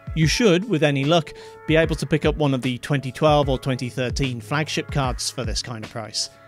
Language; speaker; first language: English; native; English